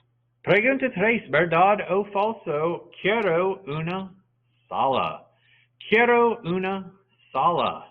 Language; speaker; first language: Spanish; non-native, fluent; English